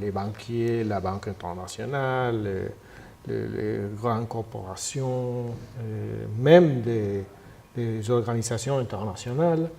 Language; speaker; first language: French; non-native, fluent; Spanish